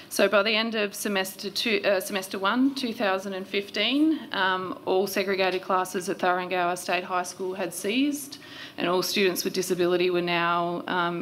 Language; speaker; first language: English; native; English